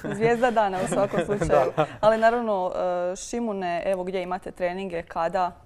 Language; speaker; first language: Croatian; native; Croatian